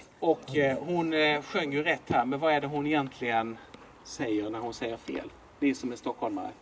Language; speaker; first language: Swedish; native; Swedish